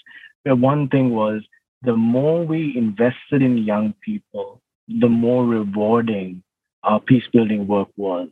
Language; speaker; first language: English; non-native, local second language; Sinhala